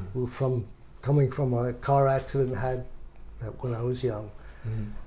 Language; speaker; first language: English; native; English